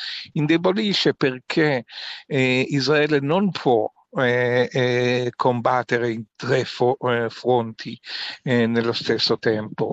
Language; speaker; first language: Italian; non-native, fluent; Hebrew